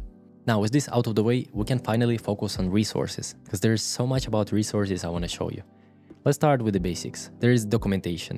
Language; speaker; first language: English; non-native, fluent; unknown